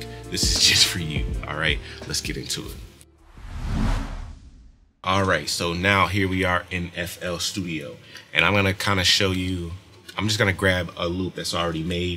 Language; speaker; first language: English; native; English